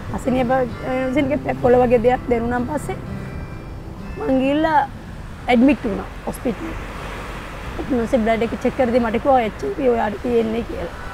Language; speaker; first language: Sinhala; non-native, local second language; Tamil